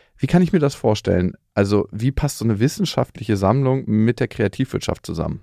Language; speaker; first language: German; native; German